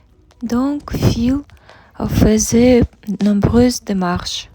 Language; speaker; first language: French; non-native, learner; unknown